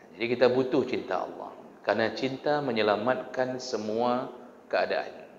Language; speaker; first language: Malay; non-native, local second language; Achinese